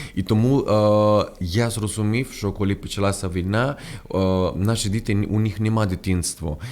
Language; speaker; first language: Ukrainian; non-native, fluent; Spanish